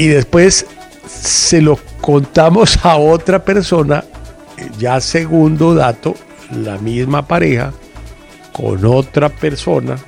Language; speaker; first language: Spanish; native; Spanish